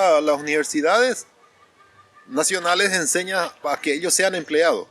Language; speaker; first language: Spanish; native; Spanish